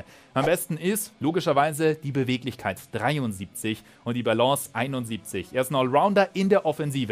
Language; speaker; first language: German; native; German